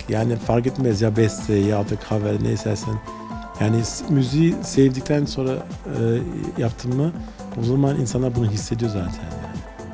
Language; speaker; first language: Turkish; early bilingual, heritage; Turkish